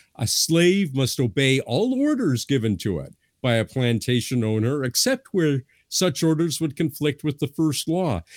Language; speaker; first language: English; native; English